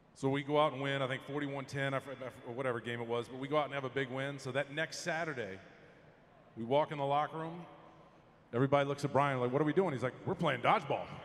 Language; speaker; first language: English; native; English